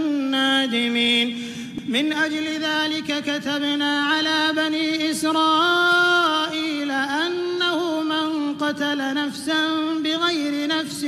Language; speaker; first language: Arabic; native; Arabic